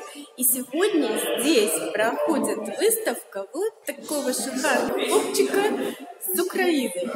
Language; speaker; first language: Russian; native; Russian